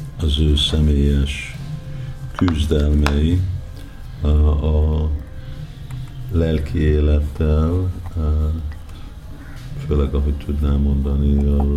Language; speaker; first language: Hungarian; early bilingual, heritage; Hungarian